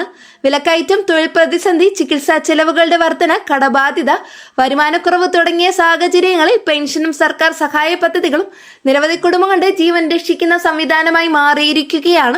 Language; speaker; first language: Malayalam; native; Malayalam